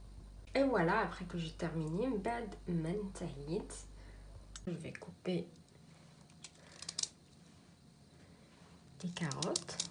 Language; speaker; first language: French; non-native, local second language; Arabic